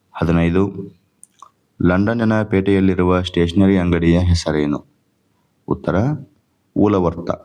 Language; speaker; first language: Kannada; native; Kannada